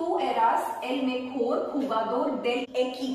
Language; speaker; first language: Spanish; non-native, fluent; Hindi